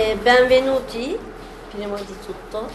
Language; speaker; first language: Italian; non-native, fluent; Turkish